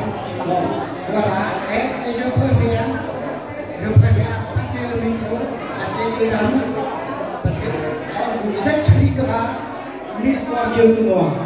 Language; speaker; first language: French; non-native, fluent; Khmer